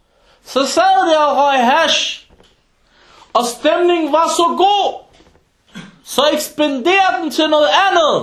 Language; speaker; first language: Danish; early bilingual, other home language; Arabic